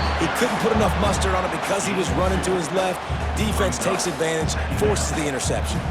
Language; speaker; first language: English; native; English